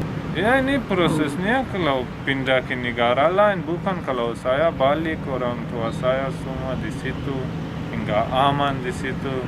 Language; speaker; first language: Indonesian; non-native, learner; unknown